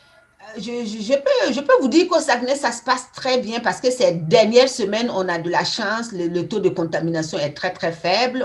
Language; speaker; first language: French; non-native, local second language; Mossi